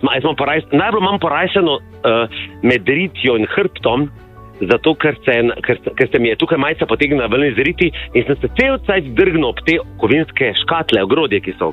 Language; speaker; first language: Slovenian; native; Slovenian